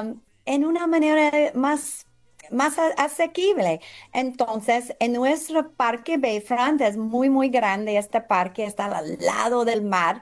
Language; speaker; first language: Spanish; early bilingual, heritage; English